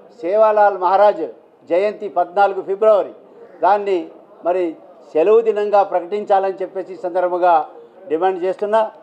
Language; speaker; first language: Telugu; non-native, local second language; Lambadi